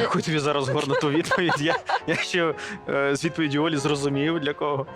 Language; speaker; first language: Ukrainian; native; Ukrainian